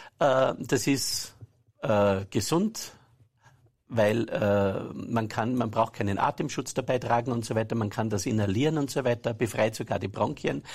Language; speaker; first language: German; native; German